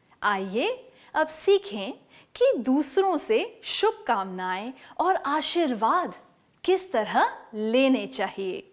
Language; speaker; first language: Hindi; native; Hindi